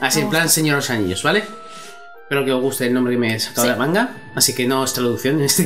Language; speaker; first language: Spanish; native; Spanish